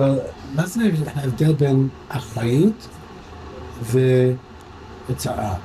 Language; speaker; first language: Hebrew; non-native, fluent; English